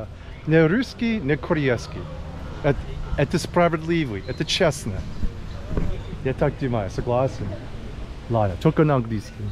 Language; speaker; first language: Russian; non-native, learner; English